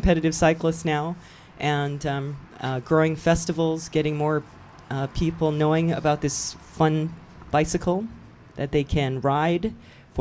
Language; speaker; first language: English; native; English